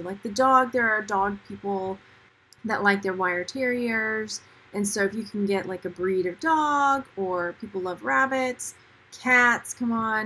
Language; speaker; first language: English; native; English